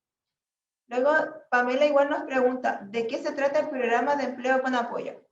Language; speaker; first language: Spanish; native; Spanish